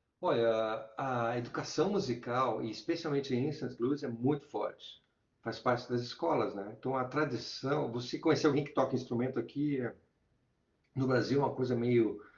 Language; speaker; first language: Portuguese; native; Portuguese